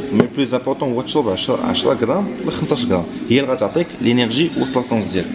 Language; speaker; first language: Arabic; native; Arabic